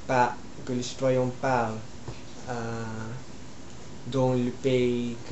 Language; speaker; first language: French; non-native, learner; Filipino